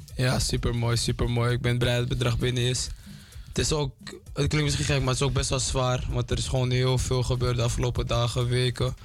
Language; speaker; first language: Dutch; native; Dutch